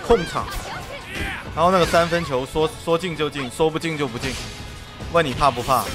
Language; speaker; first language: Chinese; native; Chinese